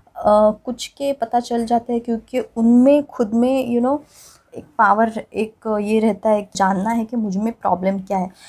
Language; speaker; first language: Hindi; non-native, local second language; Marathi